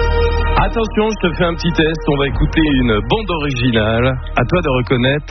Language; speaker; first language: French; native; French